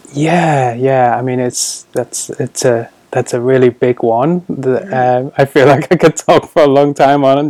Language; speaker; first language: English; native; English